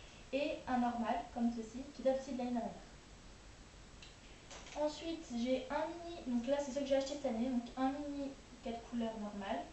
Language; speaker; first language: French; native; French